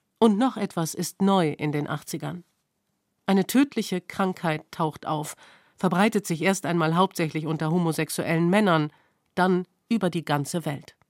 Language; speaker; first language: German; native; German